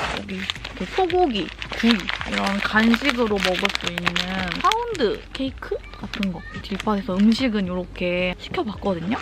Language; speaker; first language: Korean; native; Korean